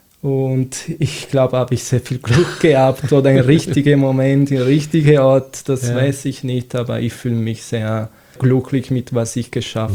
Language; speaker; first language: German; non-native, fluent; Italian